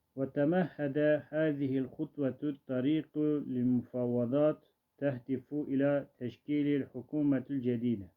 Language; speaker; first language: Arabic; non-native, learner; Turkish